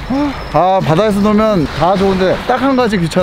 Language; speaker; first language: Korean; native; Korean